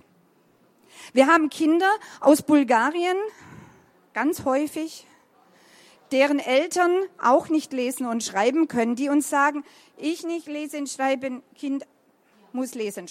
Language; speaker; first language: German; native; German